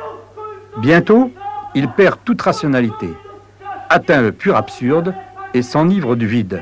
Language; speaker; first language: French; native; French